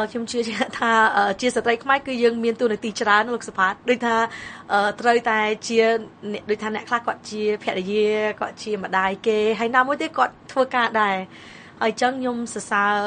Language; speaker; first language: Khmer; early bilingual, heritage; Khmer